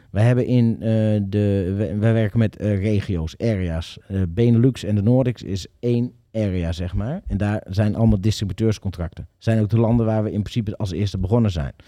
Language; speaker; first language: Dutch; native; Dutch